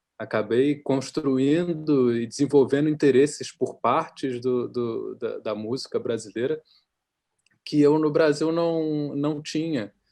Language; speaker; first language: Portuguese; native; Portuguese